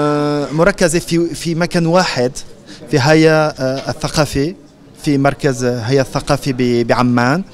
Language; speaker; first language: Arabic; non-native, fluent; French